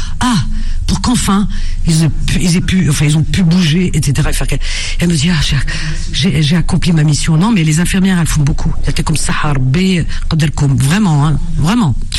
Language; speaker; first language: French; native; French